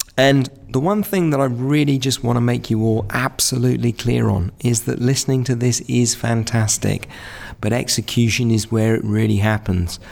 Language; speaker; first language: English; native; English